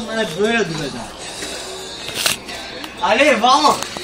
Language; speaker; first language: Dutch; early bilingual, other home language; Turkish